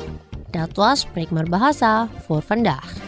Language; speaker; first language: Dutch; non-native, fluent; Indonesian